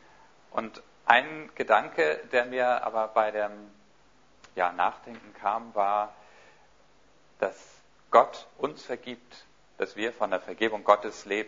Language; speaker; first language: German; native; German